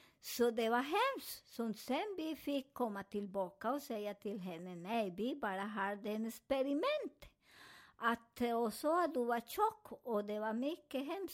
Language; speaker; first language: Swedish; non-native, fluent; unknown